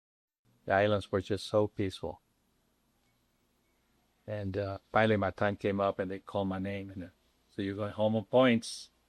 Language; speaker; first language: English; non-native, local second language; Spanish